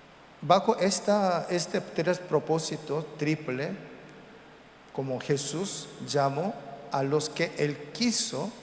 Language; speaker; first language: Spanish; non-native, learner; Korean